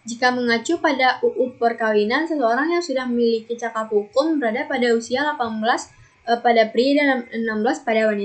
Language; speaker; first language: Indonesian; native; Indonesian